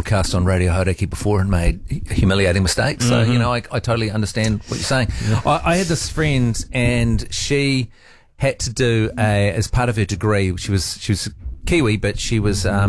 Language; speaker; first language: English; native; English